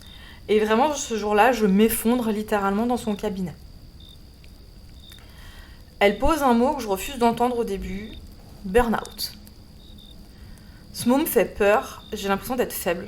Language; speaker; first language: French; native; French